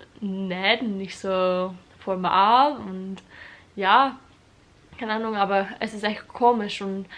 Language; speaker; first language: German; non-native, learner; English